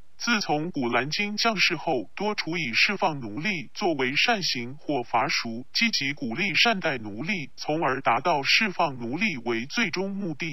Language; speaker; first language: Chinese; non-native, local second language; Cantonese